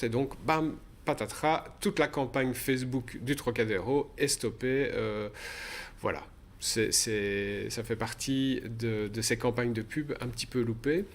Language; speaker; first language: French; native; French